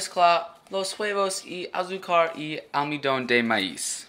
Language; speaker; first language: Spanish; non-native, learner; English